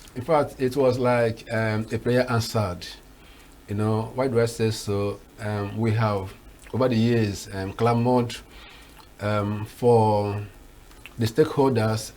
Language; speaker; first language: English; non-native, local second language; Igbo